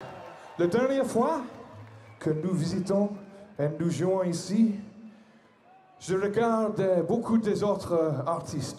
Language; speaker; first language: French; non-native, learner; English